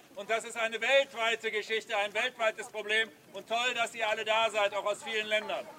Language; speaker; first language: German; native; German